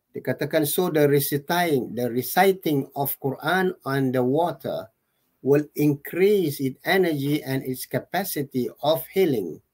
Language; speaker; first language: English; non-native, local second language; Malay